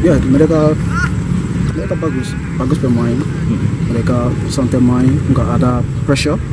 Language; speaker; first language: Indonesian; non-native, learner; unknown